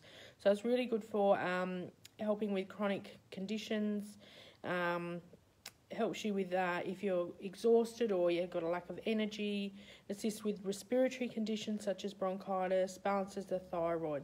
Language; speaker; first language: English; native; English